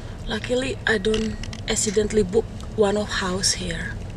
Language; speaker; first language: English; non-native, fluent; Indonesian